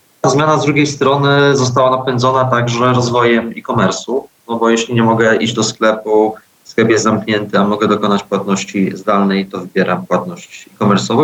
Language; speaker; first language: Polish; native; Polish